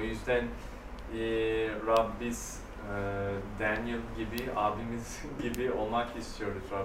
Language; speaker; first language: Turkish; non-native, fluent; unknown